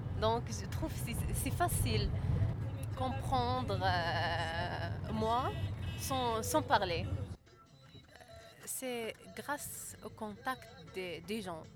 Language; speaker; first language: French; non-native, learner; Arabic